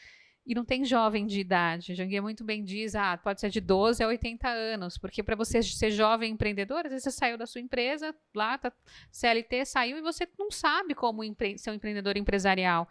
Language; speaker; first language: Portuguese; native; Portuguese